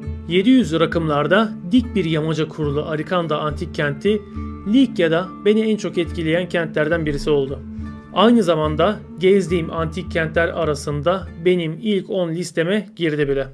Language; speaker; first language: Turkish; native; Turkish